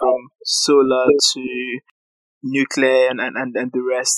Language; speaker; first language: English; non-native, local second language; Yoruba